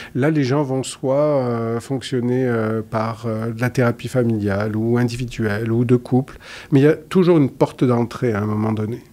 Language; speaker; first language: French; native; French